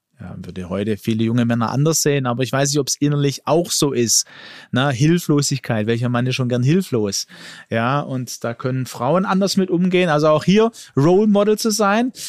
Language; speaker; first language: German; early bilingual, other home language; Greek